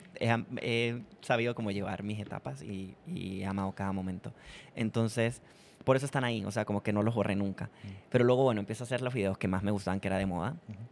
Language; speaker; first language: Spanish; native; Spanish